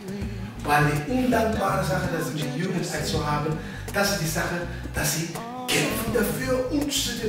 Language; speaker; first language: German; non-native, fluent; Papiamento